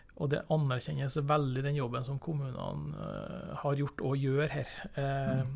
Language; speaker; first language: Norwegian; native; Norwegian